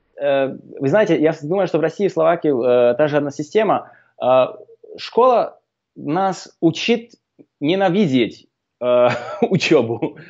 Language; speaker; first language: Russian; non-native, fluent; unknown